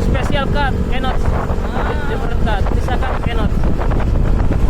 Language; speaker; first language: English; non-native, learner; Indonesian